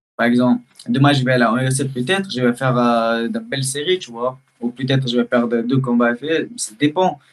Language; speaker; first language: French; early bilingual, heritage; Russian